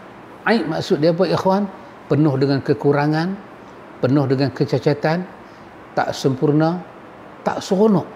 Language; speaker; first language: Malay; native; Malay